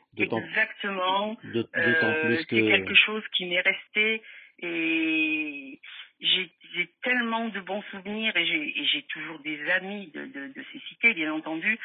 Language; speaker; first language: French; native; French